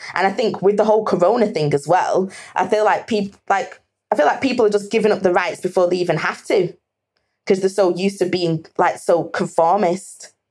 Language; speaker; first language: English; native; English